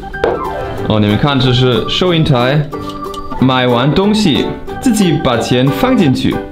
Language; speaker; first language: Chinese; non-native, fluent; German